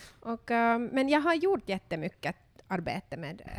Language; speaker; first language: Swedish; non-native, local second language; Finnish